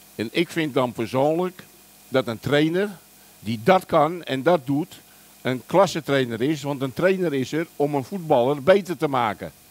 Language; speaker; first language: Dutch; early bilingual, other home language; German